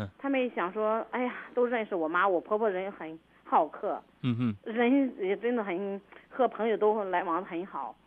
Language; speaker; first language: Chinese; native; Chinese